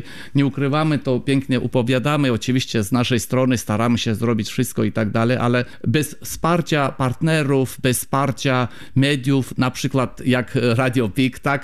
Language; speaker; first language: Polish; non-native, fluent; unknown